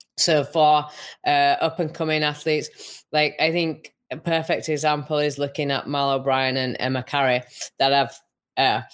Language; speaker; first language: English; native; English